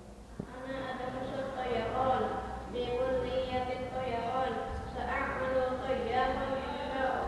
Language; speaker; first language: Arabic; non-native, learner; Indonesian